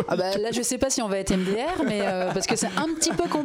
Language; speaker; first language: French; native; French